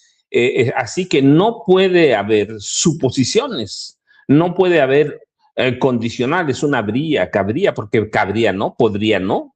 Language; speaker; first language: Spanish; native; Spanish